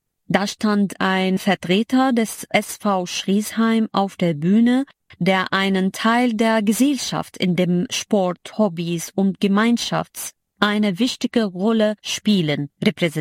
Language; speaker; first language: German; non-native, fluent; Arabic